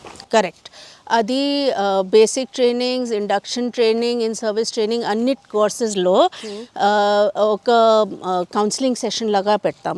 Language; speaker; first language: Telugu; non-native, fluent; Hindi